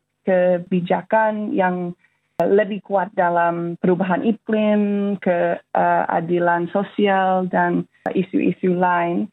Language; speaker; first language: Indonesian; non-native, fluent; English